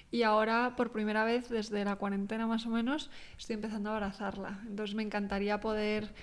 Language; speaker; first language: Spanish; native; Spanish